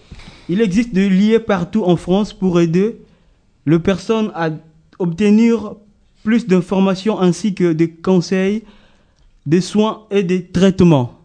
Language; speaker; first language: French; native; French